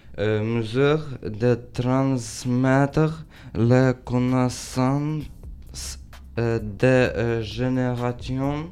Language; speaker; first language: French; non-native, learner; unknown